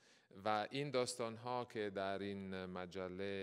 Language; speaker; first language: Persian; non-native, fluent; Italian